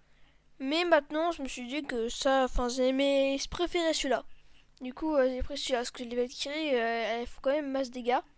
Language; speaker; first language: French; native; French